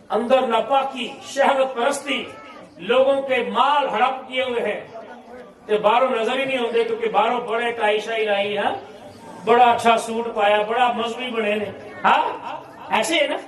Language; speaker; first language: Urdu; non-native, local second language; Punjabi